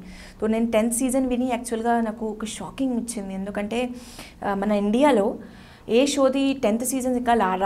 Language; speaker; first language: Telugu; non-native, learner; Hindi